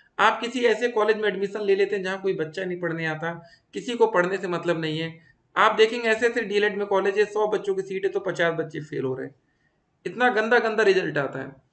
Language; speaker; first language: Hindi; native; Hindi